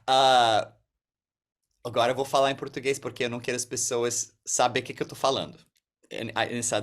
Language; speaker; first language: Portuguese; early bilingual, heritage; English